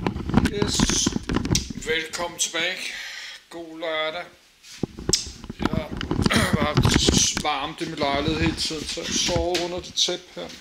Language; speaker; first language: Danish; native; Danish